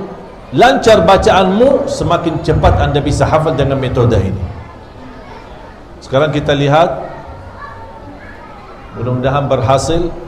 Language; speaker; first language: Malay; non-native, fluent; Arabic